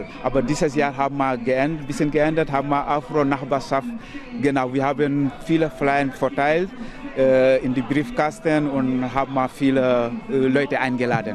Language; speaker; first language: German; non-native, learner; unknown